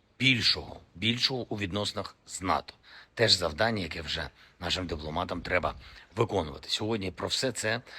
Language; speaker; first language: Ukrainian; non-native, local second language; Russian